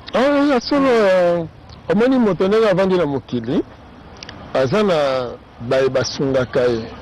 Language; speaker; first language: Lingala; non-native, local second language; Kongo